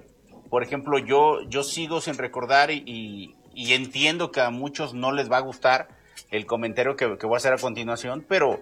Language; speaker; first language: Spanish; native; Spanish